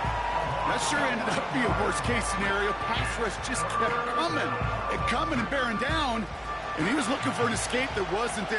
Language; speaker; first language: English; native; English